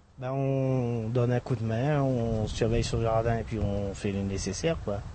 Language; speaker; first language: French; native; French